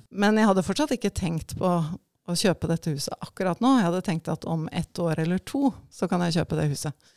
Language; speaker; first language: Norwegian; native; Norwegian